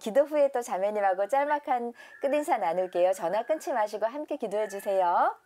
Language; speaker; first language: Korean; native; Korean